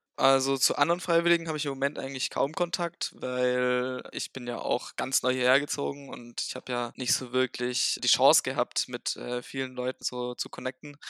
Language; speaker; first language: German; native; German